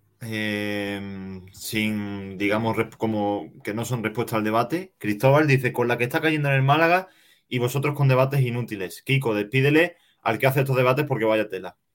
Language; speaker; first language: Spanish; native; Spanish